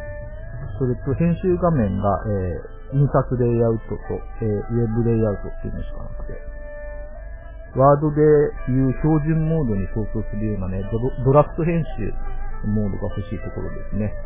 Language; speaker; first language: Japanese; native; Japanese